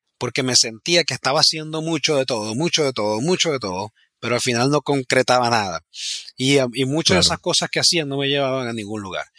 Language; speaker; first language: Spanish; native; Spanish